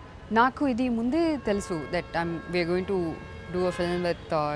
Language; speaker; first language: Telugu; non-native, learner; Tamil